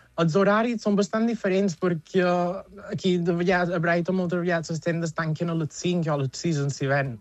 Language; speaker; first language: Catalan; native; Catalan